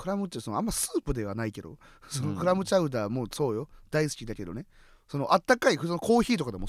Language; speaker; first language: Japanese; native; Japanese